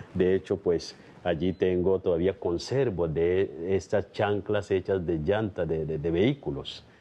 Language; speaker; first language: Spanish; non-native, fluent; Kikuyu